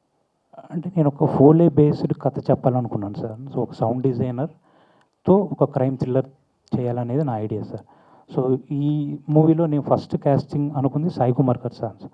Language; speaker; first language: Telugu; native; Telugu